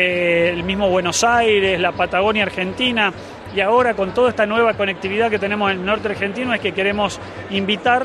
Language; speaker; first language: Spanish; native; Spanish